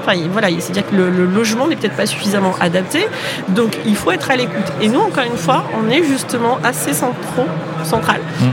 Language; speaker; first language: French; native; French